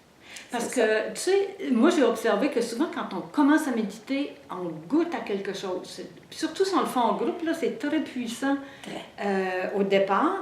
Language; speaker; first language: French; native; French